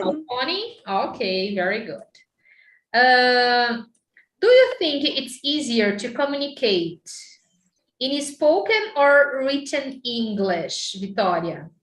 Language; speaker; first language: English; non-native, fluent; Portuguese